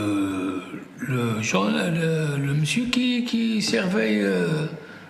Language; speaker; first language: French; non-native, local second language; Arabic